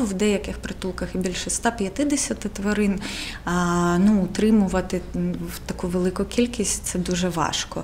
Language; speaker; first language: Ukrainian; non-native, local second language; Russian